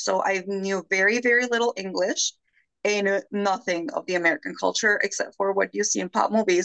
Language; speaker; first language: English; early bilingual, other home language; Spanish